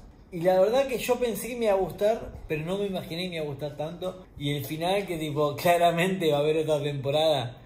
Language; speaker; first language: Spanish; native; Spanish